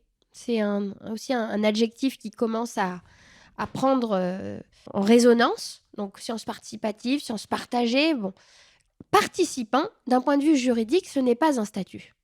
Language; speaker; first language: French; native; French